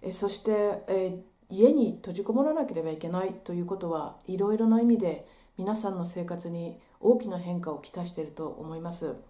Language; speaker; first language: Japanese; native; Japanese